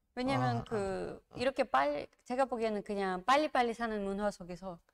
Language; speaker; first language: Korean; non-native, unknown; Georgian